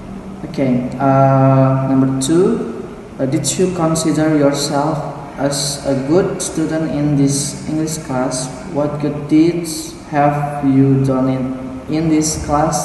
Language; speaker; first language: English; non-native, learner; Indonesian